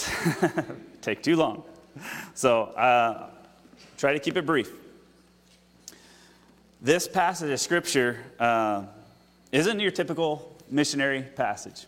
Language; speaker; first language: English; native; English